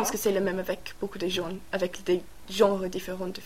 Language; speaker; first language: French; non-native, learner; English